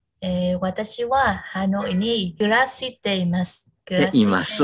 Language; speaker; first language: Japanese; non-native, learner; Vietnamese